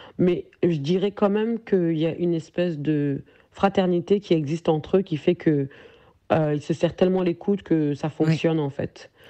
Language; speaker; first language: French; early bilingual, other home language; Soninke